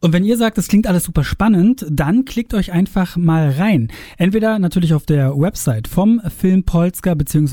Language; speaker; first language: German; native; German